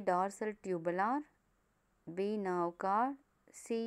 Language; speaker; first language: English; non-native, local second language; Tamil